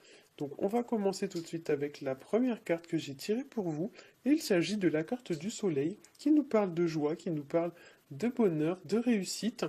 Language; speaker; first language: French; native; French